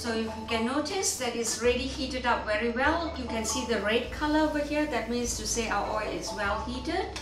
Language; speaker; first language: English; non-native, local second language; Gujarati